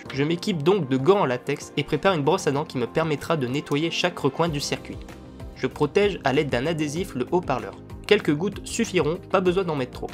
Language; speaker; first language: French; native; French